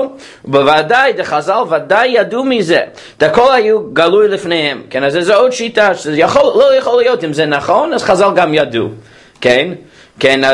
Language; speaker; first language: Hebrew; non-native, fluent; English